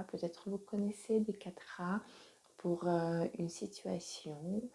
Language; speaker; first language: French; non-native, fluent; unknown